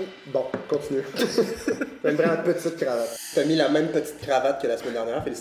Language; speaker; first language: French; native; French